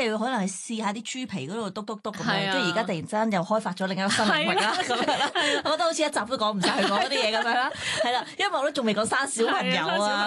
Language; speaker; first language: Cantonese; native; Cantonese